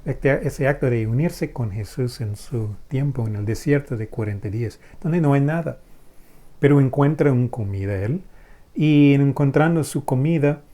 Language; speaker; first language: Spanish; non-native, fluent; English